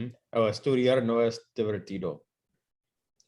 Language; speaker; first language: Spanish; non-native, learner; English